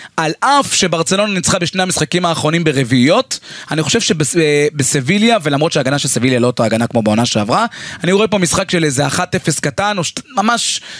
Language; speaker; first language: Hebrew; native; Hebrew